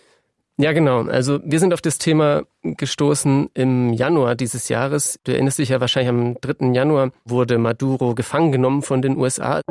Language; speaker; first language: German; native; German